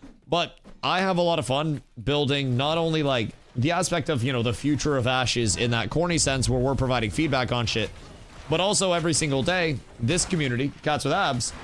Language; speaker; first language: English; native; English